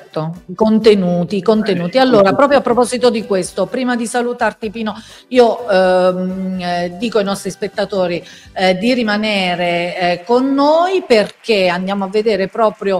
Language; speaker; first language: Italian; native; Italian